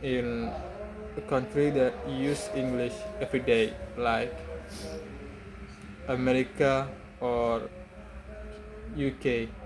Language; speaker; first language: English; non-native, learner; Indonesian